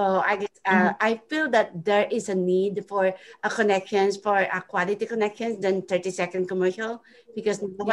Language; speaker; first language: English; non-native, local second language; Filipino